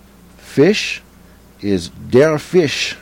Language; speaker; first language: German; non-native, learner; English